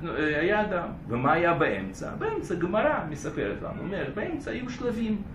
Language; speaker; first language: Hebrew; non-native, fluent; Russian